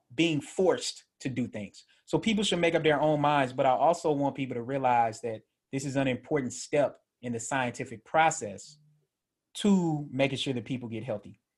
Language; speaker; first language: English; native; English